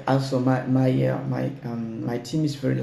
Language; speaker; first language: English; non-native, learner; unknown